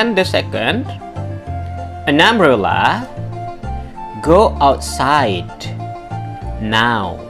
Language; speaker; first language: English; non-native, learner; Indonesian